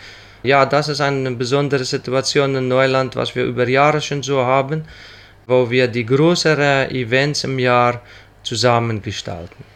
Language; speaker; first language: German; non-native, local second language; Plautdietsch